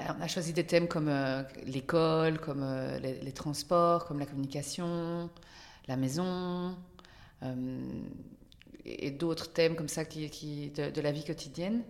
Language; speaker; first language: French; native; French